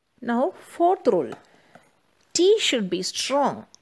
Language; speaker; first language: English; non-native, local second language; Tamil